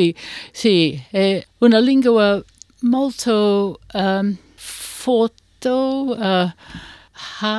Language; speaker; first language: Italian; non-native, learner; English